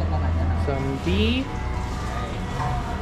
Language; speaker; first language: English; non-native, fluent; Korean